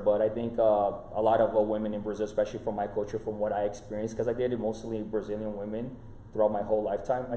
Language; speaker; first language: English; non-native, fluent; Portuguese